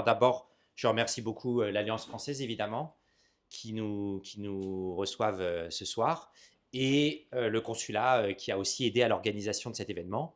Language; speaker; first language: French; native; French